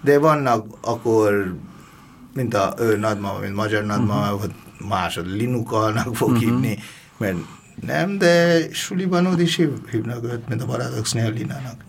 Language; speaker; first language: Hungarian; non-native, fluent; Bangla